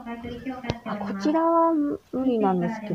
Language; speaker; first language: Japanese; native; Japanese